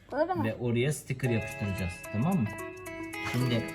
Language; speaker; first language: Turkish; native; Turkish